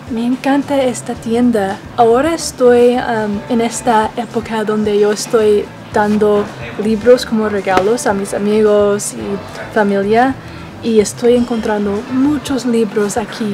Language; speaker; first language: Spanish; non-native, fluent; English